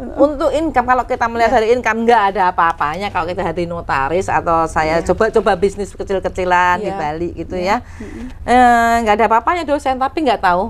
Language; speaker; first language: Indonesian; native; Indonesian